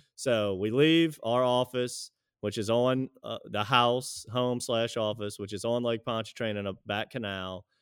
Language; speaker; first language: English; native; English